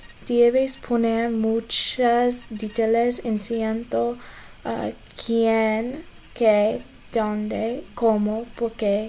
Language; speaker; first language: Spanish; non-native, learner; English